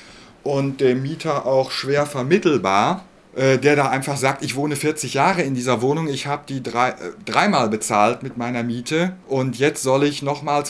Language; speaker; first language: German; native; German